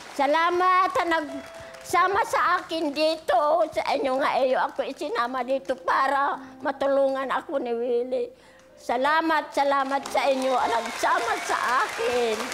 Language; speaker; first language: Filipino; non-native, local second language; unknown